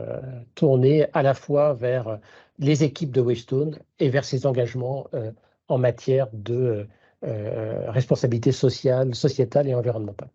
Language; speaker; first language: French; native; French